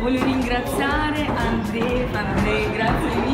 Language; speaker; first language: Italian; non-native, fluent; Russian